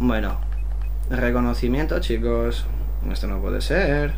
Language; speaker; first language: Spanish; native; Spanish